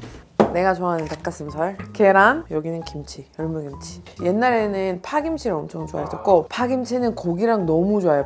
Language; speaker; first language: Korean; non-native, fluent; Georgian